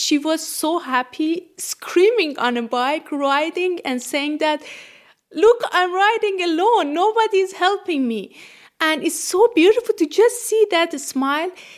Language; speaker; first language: English; non-native, fluent; Persian